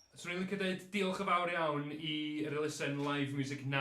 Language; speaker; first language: Welsh; native; Welsh